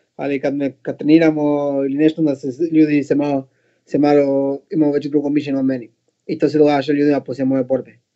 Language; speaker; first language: Bosnian; non-native, fluent; Spanish